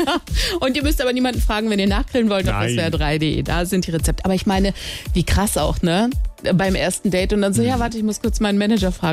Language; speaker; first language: German; native; German